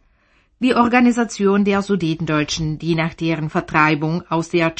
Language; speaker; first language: German; native; German